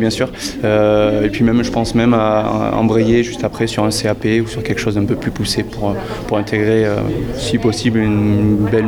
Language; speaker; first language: French; native; French